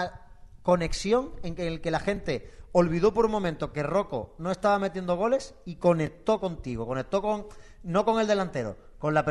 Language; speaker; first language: Spanish; native; Spanish